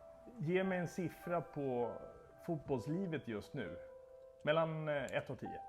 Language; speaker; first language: Swedish; native; Swedish